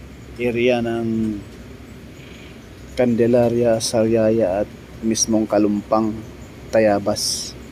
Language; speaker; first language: Filipino; native; Filipino